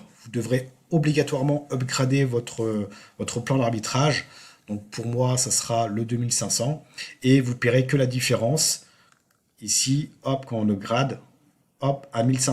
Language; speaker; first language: French; native; French